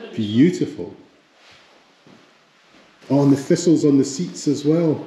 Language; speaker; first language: English; native; English